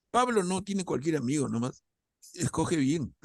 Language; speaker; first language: Spanish; native; Spanish